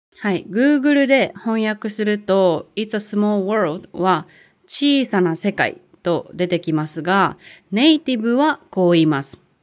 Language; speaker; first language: Japanese; native; Japanese